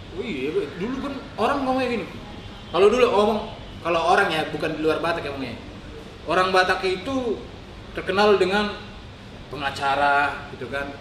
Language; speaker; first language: Indonesian; non-native, local second language; Batak Toba